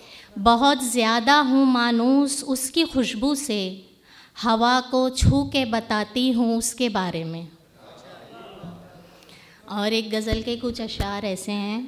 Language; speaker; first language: Hindi; native; Hindi